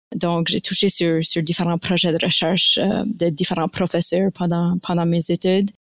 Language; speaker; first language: French; native; French